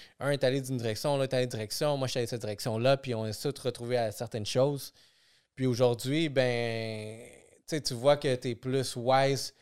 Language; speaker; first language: French; early bilingual, other home language; Spanish